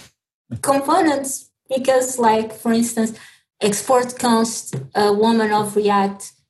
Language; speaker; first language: English; early bilingual, other home language; Portuguese